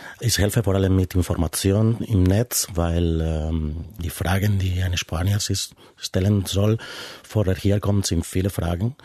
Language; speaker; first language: German; non-native, fluent; Spanish